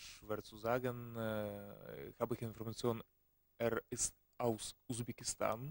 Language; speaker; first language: German; non-native, learner; Russian